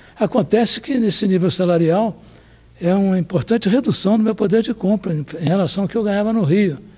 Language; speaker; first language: Portuguese; native; Portuguese